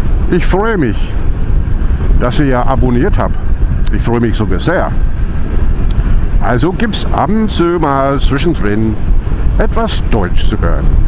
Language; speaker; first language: German; non-native, fluent; English